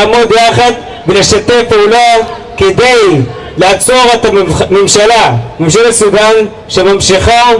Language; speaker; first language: Hebrew; non-native, fluent; Arabic